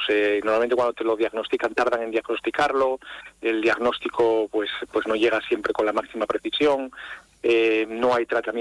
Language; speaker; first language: Spanish; native; Spanish